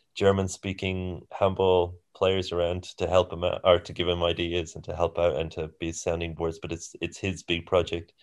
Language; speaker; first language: English; native; English